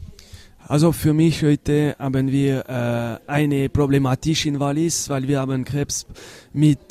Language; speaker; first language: German; non-native, local second language; French